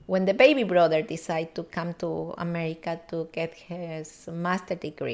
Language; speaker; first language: English; non-native, learner; Spanish